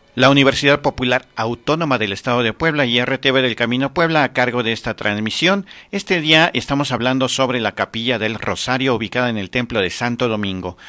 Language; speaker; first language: Spanish; native; Spanish